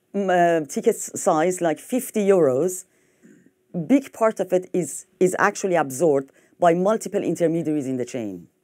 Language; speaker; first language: English; non-native, fluent; French